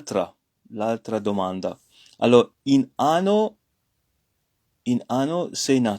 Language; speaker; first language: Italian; non-native, fluent; French